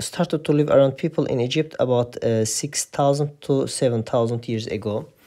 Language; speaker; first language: English; non-native, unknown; Azerbaijani